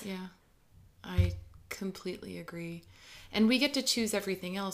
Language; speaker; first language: English; native; English